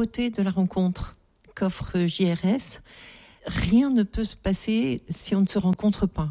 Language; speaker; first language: French; native; French